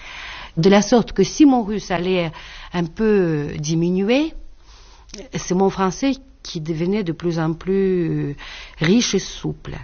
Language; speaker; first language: French; non-native, fluent; Russian